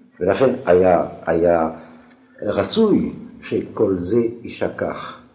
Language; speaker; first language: Hebrew; non-native, fluent; French